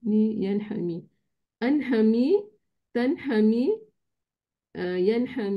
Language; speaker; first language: Arabic; non-native, learner; Indonesian